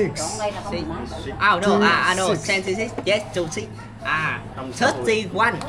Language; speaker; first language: English; non-native, learner; Vietnamese